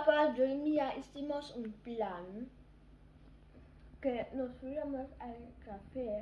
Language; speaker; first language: Spanish; early bilingual, heritage; German